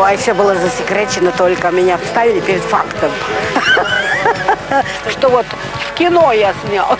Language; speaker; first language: Russian; native; Russian